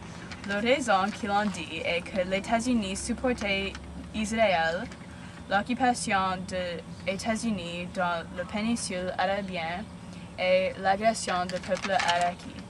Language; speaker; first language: French; non-native, learner; English